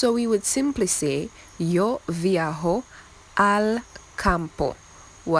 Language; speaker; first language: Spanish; non-native, fluent; English